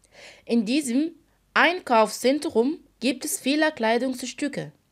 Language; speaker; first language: German; non-native, fluent; Arabic